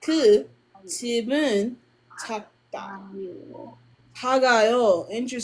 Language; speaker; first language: Korean; non-native, learner; English